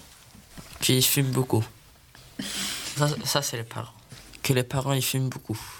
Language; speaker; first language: French; non-native, learner; Swedish